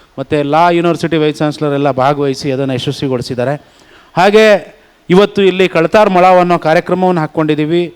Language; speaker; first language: Kannada; non-native, local second language; Lambadi